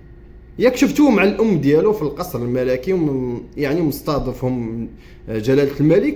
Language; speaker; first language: Arabic; native; Arabic